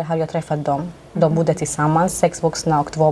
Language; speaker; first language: Swedish; non-native, fluent; Arabic